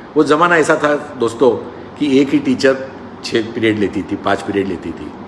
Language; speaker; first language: Hindi; non-native, local second language; Marathi